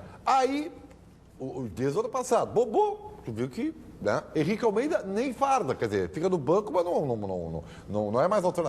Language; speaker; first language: Portuguese; native; Portuguese